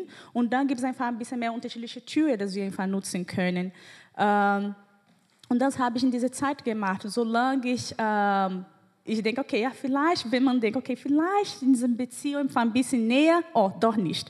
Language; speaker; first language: German; non-native, fluent; Portuguese